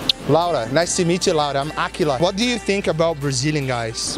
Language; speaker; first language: English; non-native, fluent; Portuguese